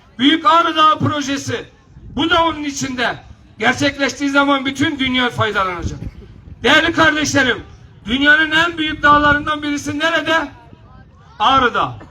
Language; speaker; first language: Turkish; non-native, local second language; Kurdish